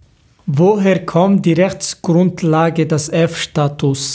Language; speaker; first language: German; non-native, learner; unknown